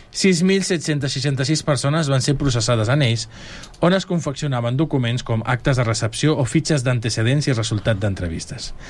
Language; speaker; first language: Catalan; native; Catalan